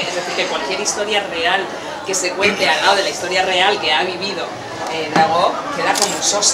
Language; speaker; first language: Spanish; native; Spanish